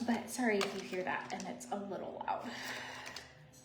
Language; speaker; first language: English; native; English